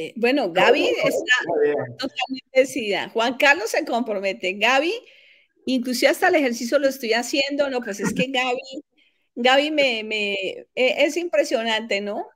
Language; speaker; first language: Spanish; native; Spanish